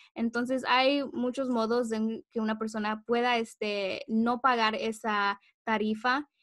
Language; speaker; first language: Spanish; early bilingual, heritage; Spanish